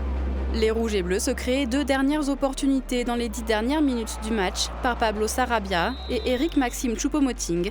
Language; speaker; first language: French; native; French